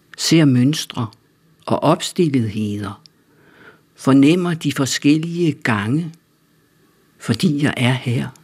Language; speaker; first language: Danish; native; Danish